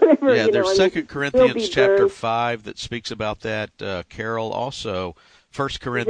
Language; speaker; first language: English; native; English